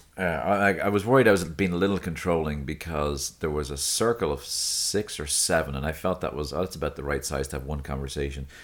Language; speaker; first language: English; native; English